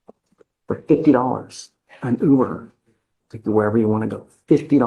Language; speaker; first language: English; native; English